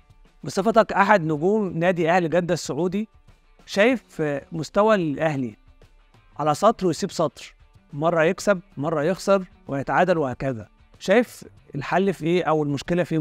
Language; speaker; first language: Arabic; native; Arabic